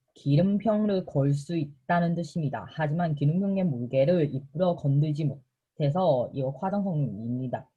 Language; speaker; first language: Korean; non-native, fluent; Chinese